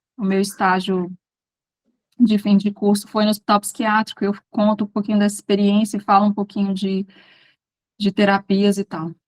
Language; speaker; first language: Portuguese; native; Portuguese